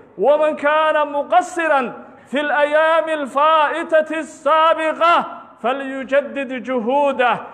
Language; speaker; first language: Arabic; non-native, local second language; Somali